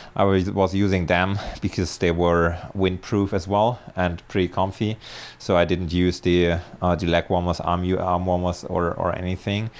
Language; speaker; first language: English; non-native, fluent; German